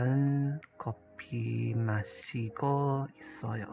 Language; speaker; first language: Korean; non-native, learner; English